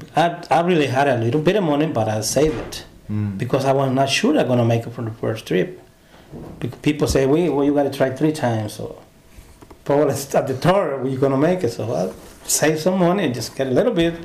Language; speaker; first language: English; non-native, learner; Spanish